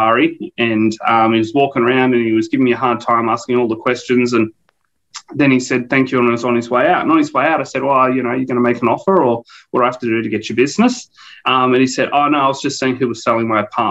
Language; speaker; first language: English; native; English